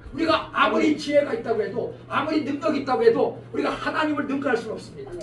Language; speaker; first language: Korean; native; Korean